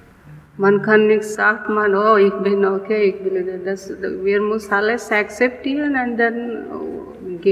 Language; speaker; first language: German; non-native, learner; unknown